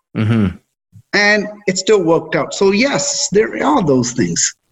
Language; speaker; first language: English; native; English